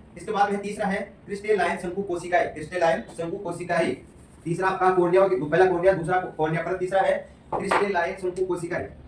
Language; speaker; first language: Hindi; native; Hindi